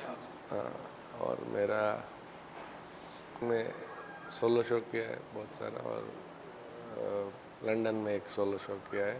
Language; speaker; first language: Hindi; non-native, local second language; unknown